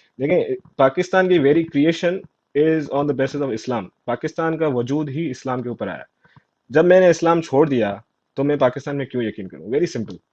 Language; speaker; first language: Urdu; non-native, local second language; Sindhi